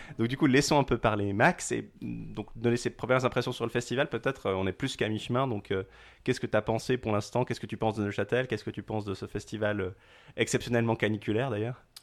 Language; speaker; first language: French; native; French